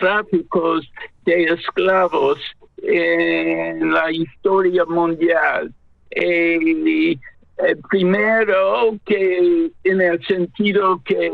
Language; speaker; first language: Spanish; non-native, fluent; English